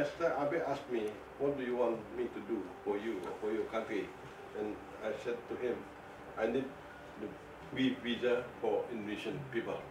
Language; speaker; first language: English; non-native, fluent; Indonesian